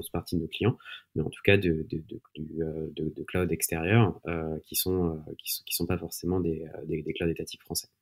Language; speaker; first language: French; native; French